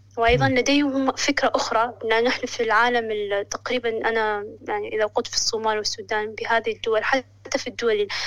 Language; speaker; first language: Arabic; non-native, local second language; Somali